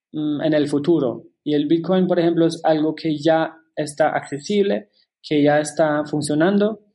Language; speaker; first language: Spanish; non-native, fluent; German